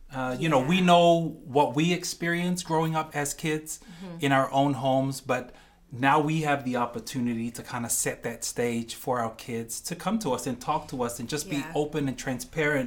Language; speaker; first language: English; native; English